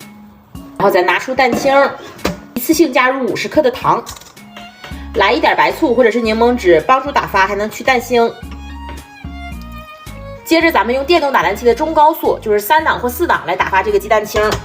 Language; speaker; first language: Chinese; native; Chinese